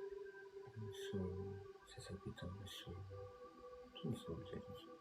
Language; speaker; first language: French; native; French